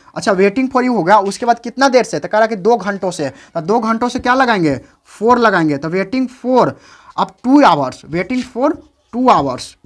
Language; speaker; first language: Hindi; native; Hindi